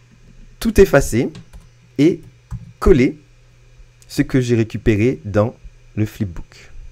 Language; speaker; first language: French; native; French